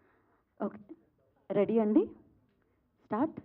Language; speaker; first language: Telugu; native; Telugu